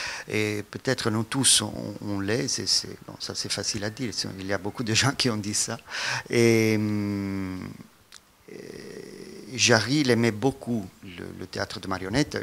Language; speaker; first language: French; non-native, fluent; Italian